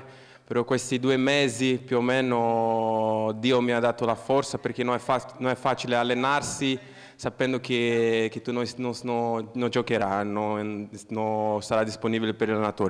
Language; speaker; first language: Italian; non-native, fluent; Portuguese